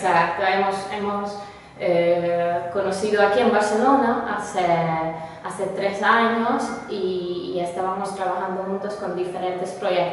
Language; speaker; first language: Spanish; non-native, fluent; Hungarian